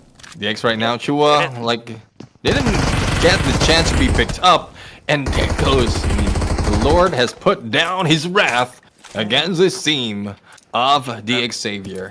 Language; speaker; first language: English; non-native, local second language; Filipino